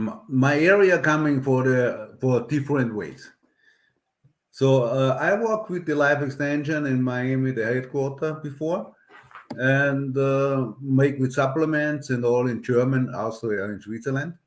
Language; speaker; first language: English; non-native, learner; German